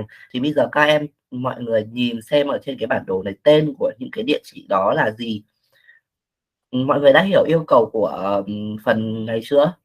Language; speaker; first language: Vietnamese; native; Vietnamese